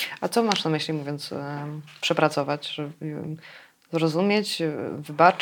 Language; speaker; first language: Polish; native; Polish